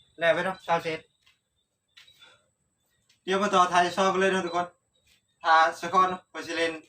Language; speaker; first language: Thai; non-native, local second language; Northeastern Thai